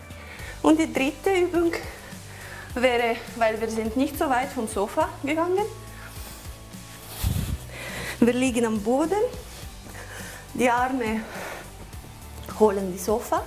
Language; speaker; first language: German; non-native, learner; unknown